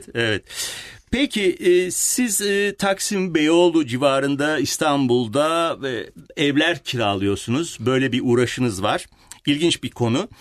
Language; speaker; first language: Turkish; native; Turkish